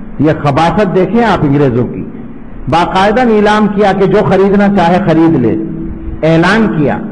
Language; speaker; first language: Urdu; native; Urdu